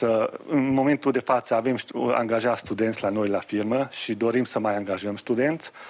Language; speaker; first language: Romanian; non-native, local second language; Hungarian